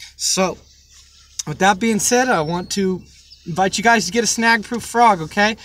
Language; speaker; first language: English; native; English